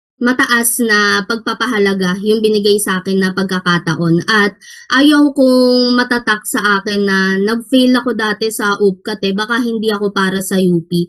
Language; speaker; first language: Filipino; native; Filipino